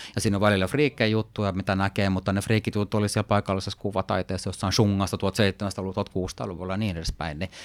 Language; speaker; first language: Finnish; early bilingual, heritage; Finnish